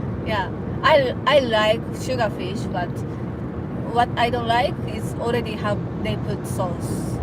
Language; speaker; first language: English; non-native, learner; Japanese